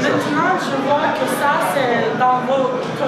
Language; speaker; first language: French; non-native, learner; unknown